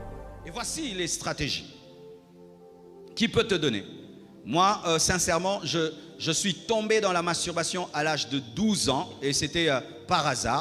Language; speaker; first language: French; non-native, local second language; Lingala